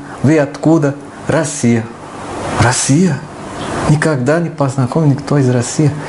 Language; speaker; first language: Russian; non-native, learner; Portuguese